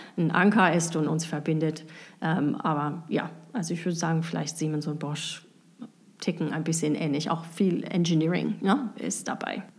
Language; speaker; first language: German; non-native, fluent; English